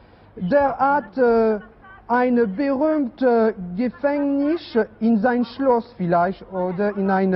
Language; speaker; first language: German; non-native, learner; French